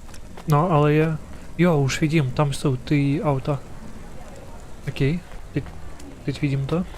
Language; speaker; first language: Czech; non-native, learner; Ukrainian